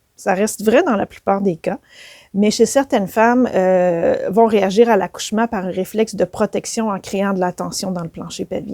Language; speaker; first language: French; native; French